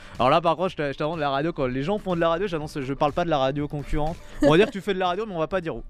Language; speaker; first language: French; native; French